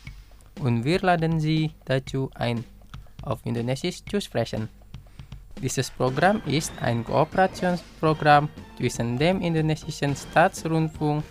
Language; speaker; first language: German; non-native, fluent; Indonesian